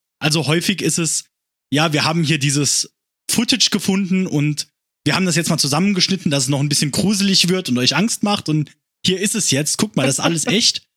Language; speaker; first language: German; native; German